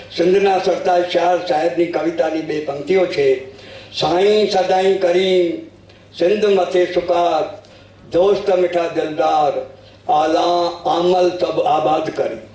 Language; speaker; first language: Gujarati; non-native, local second language; Sindhi